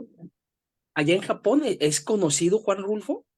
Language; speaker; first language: Spanish; native; Spanish